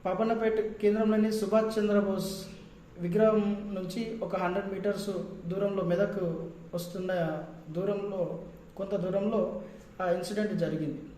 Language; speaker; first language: Telugu; native; Telugu